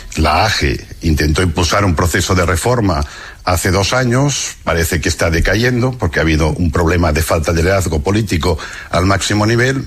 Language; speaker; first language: Spanish; non-native, local second language; Catalan